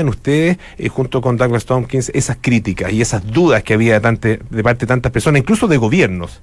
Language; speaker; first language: Spanish; native; Spanish